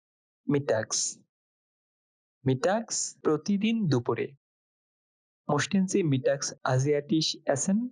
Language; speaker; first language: German; non-native, fluent; Bangla